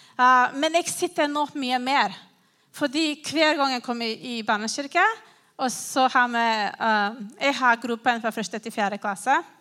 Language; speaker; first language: Norwegian; non-native, fluent; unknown